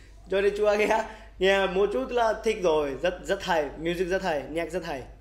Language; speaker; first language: Vietnamese; non-native, learner; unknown